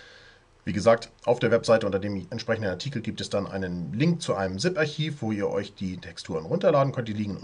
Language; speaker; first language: German; native; German